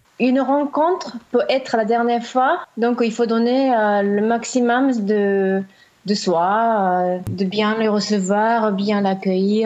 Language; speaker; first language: French; non-native, fluent; Japanese